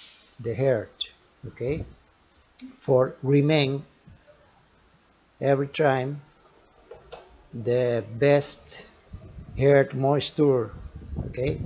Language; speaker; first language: English; non-native, learner; Portuguese